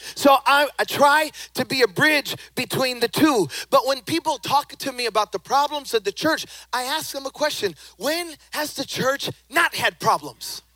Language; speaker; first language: English; early bilingual, other home language; Spanish